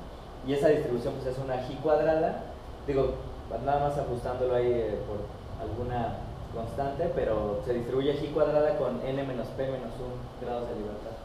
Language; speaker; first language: Spanish; native; Spanish